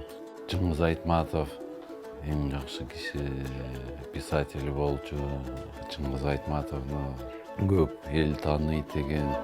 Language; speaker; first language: Kyrgyz; non-native, local second language; Tatar